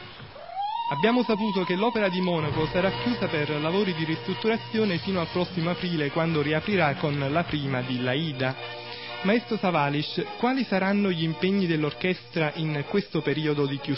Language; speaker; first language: Italian; native; Italian